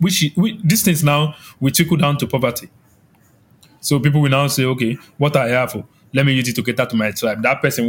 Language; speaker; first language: English; non-native, local second language; Yoruba